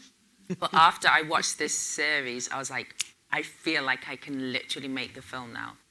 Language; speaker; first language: English; native; English